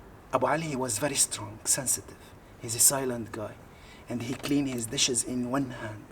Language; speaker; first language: English; non-native, learner; Arabic